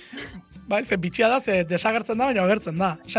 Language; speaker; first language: Basque; native; Basque